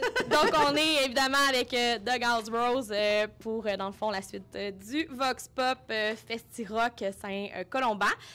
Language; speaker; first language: French; native; French